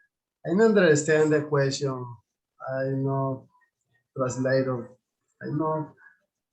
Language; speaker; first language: English; non-native, learner; Spanish